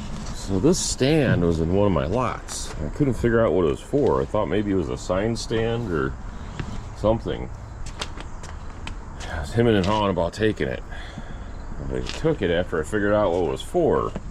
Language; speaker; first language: English; native; English